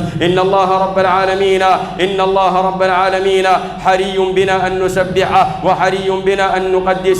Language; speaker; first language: Arabic; native; Arabic